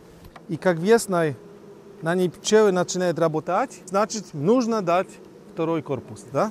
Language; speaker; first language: Polish; non-native, learner; Russian